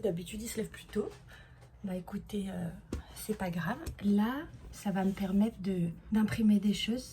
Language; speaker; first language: French; native; French